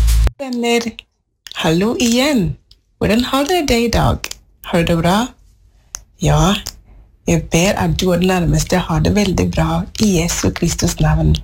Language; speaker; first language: Norwegian; non-native, fluent; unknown